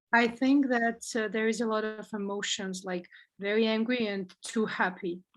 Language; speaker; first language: English; non-native, fluent; Georgian